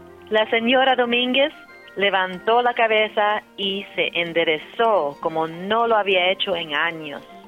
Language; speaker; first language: Spanish; early bilingual, heritage; Spanish